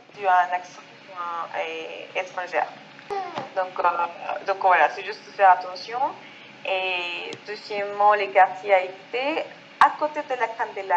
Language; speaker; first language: French; non-native, fluent; Spanish